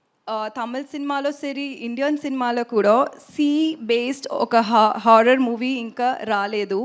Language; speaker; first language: Telugu; non-native, learner; Tamil